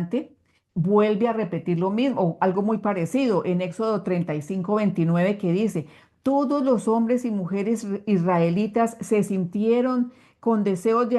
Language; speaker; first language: Spanish; native; Spanish